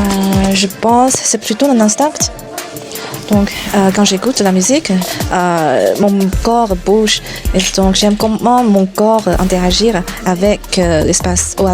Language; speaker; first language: French; non-native, learner; Chinese